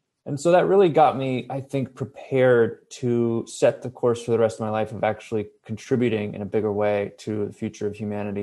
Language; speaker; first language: English; native; English